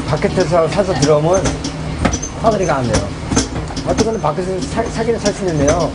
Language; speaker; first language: Korean; early bilingual, heritage; Korean